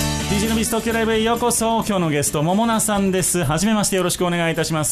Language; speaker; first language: Japanese; native; Japanese